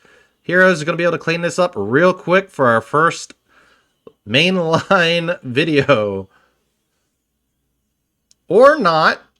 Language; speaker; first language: English; native; English